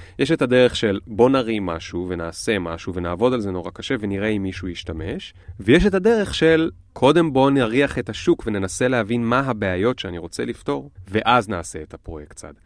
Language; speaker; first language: Hebrew; native; Hebrew